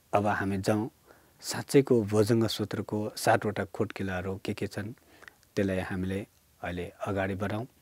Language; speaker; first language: Nepali; non-native, local second language; Newari